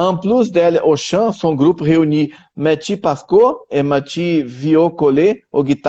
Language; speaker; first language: French; non-native, learner; Portuguese